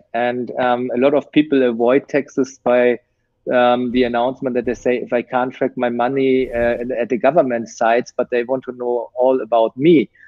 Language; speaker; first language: English; non-native, fluent; German